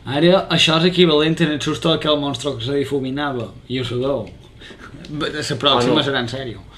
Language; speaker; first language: Catalan; native; Catalan